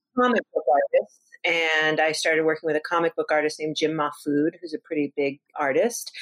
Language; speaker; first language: English; native; English